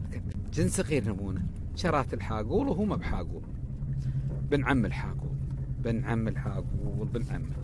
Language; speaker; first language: Arabic; native; Arabic